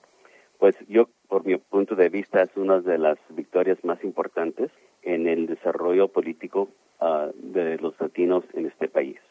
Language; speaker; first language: Spanish; early bilingual, heritage; Spanish